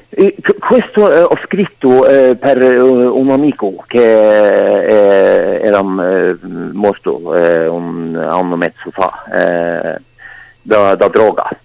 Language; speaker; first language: Italian; non-native, fluent; Norwegian